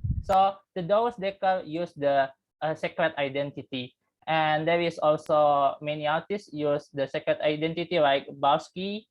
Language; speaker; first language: English; non-native, learner; Indonesian